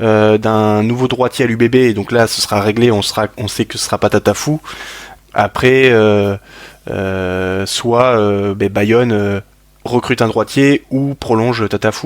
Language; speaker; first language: French; native; French